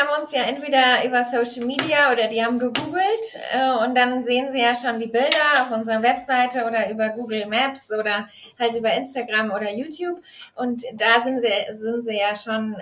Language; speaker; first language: German; native; German